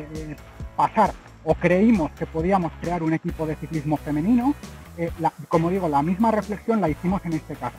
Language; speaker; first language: Spanish; native; Spanish